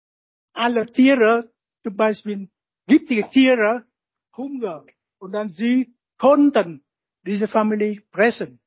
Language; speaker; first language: German; non-native, learner; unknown